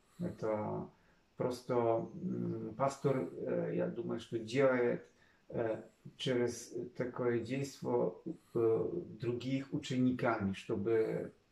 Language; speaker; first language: Russian; non-native, learner; Polish